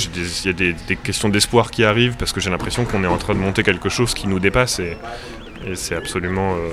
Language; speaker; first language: French; native; French